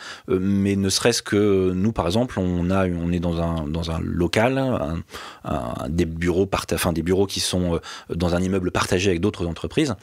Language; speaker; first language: French; native; French